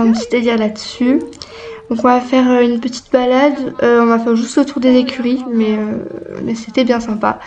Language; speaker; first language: French; native; French